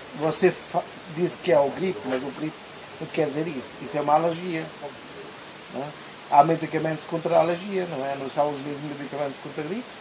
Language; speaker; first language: Portuguese; early bilingual, heritage; Portuguese